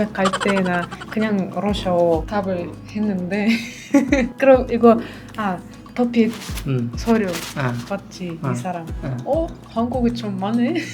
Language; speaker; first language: Korean; non-native, learner; Russian